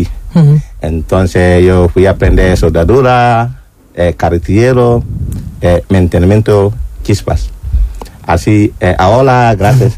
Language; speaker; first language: Spanish; non-native, learner; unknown